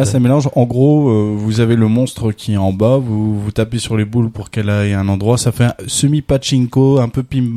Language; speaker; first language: French; native; French